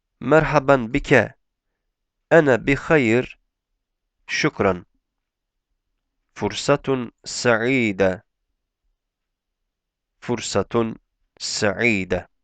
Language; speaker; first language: Arabic; non-native, fluent; Turkish